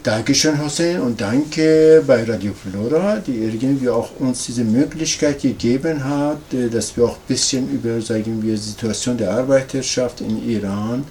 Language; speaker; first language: German; non-native, learner; Persian